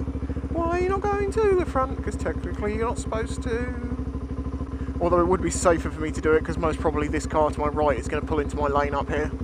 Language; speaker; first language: English; native; English